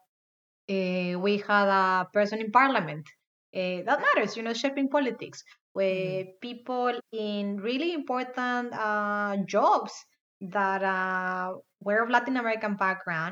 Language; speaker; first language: English; non-native, fluent; Spanish